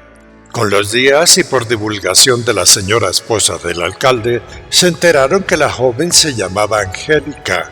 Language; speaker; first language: Spanish; native; Spanish